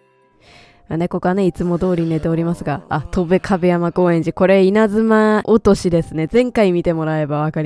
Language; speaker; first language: Japanese; native; Japanese